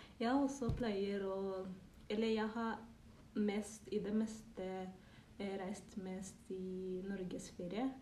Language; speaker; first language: Norwegian; early bilingual, other home language; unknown